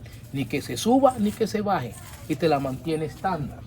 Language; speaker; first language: Spanish; native; Spanish